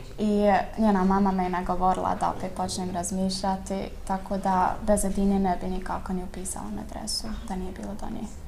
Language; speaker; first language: Serbian; early bilingual, heritage; Bosnian